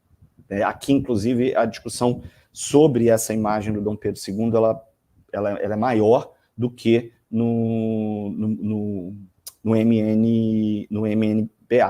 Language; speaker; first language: Portuguese; native; Portuguese